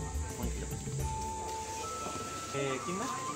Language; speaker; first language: Spanish; native; Spanish